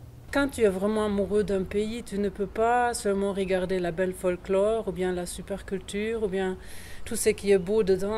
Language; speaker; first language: French; non-native, fluent; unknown